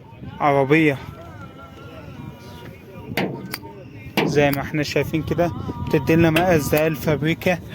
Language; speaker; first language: Arabic; native; Arabic